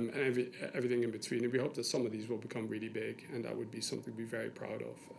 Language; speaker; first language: English; non-native, fluent; Dutch